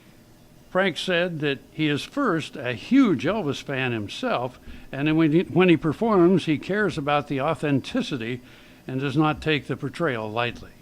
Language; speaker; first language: English; native; English